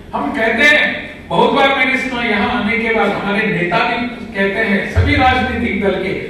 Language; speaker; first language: Hindi; non-native, local second language; Konkani